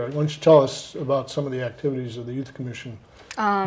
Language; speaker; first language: English; native; English